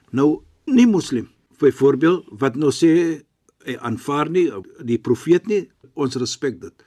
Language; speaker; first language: Afrikaans; non-native, fluent; Arabic